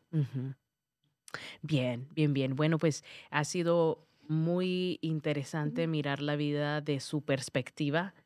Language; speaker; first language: Spanish; early bilingual, heritage; Spanish